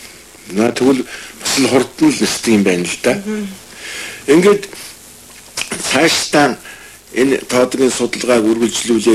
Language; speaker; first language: Mongolian; native; Mongolian